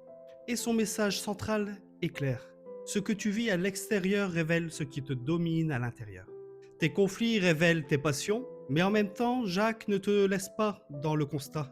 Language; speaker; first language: French; native; French